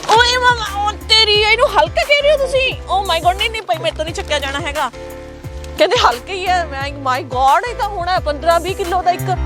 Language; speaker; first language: Punjabi; native; Punjabi